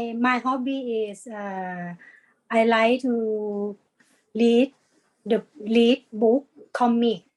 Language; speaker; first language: English; non-native, learner; Thai